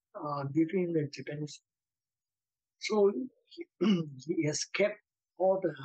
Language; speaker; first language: English; non-native, local second language; Min Nan Chinese